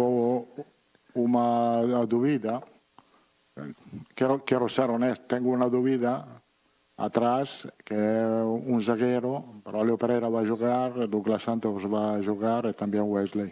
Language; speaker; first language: Spanish; non-native, fluent; Italian